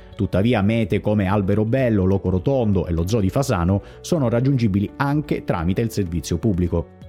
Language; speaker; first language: Italian; native; Italian